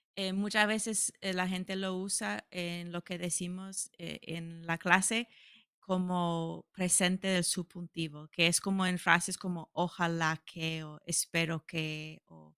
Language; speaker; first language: Spanish; non-native, fluent; English